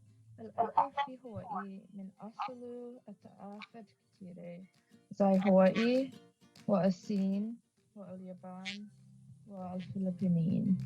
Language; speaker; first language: Arabic; non-native, learner; English